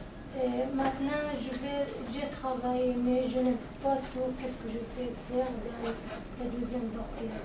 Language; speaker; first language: French; non-native, learner; Arabic